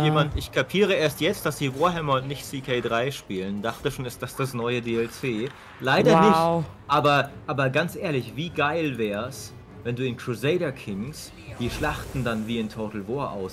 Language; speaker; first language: German; native; German